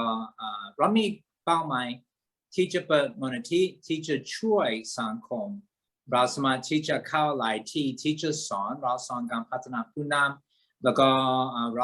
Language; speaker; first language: Thai; non-native, fluent; English